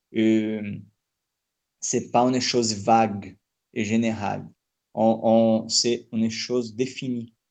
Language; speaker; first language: French; non-native, fluent; Portuguese